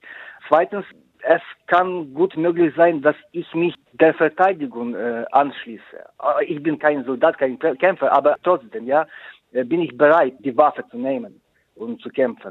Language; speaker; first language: German; non-native, fluent; Ukrainian